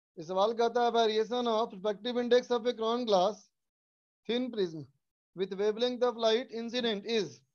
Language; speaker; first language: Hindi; native; Hindi